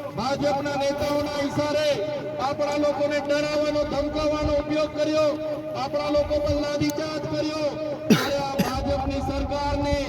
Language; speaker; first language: Gujarati; non-native, local second language; Vasavi